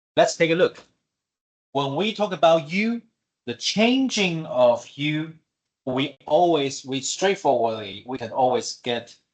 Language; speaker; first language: English; non-native, fluent; Chinese